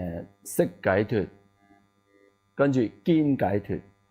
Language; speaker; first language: Cantonese; non-native, learner; Tibetan